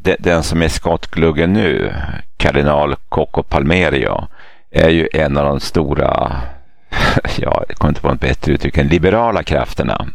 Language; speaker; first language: Swedish; native; Swedish